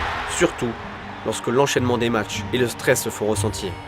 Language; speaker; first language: French; native; French